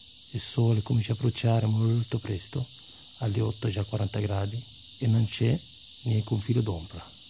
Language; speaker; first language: Italian; non-native, fluent; Arabic